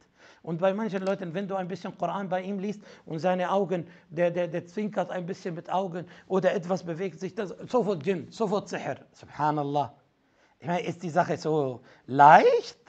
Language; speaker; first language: German; non-native, fluent; Arabic